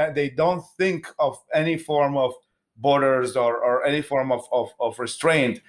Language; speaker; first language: English; non-native, fluent; Arabic